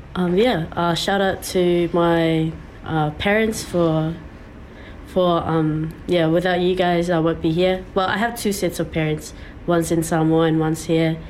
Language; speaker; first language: English; early bilingual, other home language; Samoan